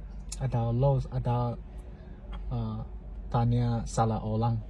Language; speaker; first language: Indonesian; non-native, learner; Chinese